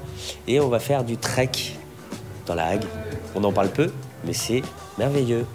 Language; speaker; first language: French; native; French